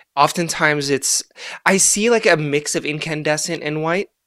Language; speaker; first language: English; early bilingual, other home language; Arabic